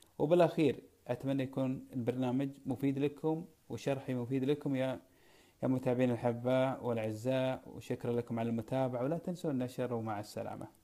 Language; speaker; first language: Arabic; native; Arabic